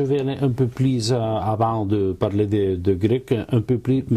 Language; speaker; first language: French; non-native, fluent; Spanish